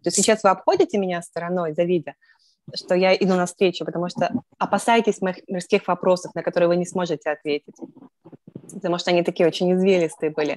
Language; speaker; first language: Russian; native; Russian